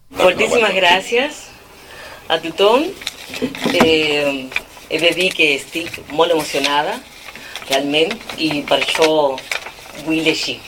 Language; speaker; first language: Catalan; non-native, fluent; Spanish